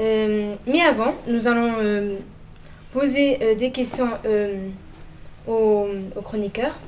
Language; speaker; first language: French; native; French